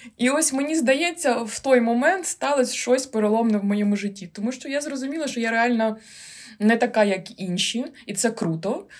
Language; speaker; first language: Ukrainian; non-native, local second language; Russian